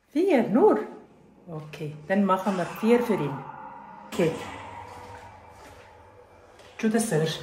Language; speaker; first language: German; non-native, fluent; Tibetan